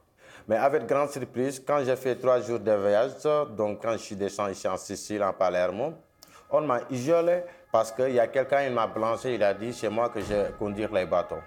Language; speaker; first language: French; non-native, local second language; Wolof